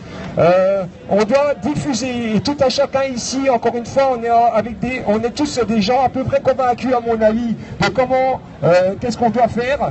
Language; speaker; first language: French; native; French